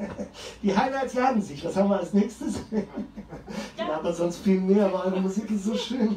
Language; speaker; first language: German; native; German